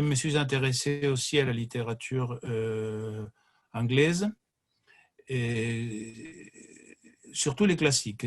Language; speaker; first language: French; non-native, fluent; Spanish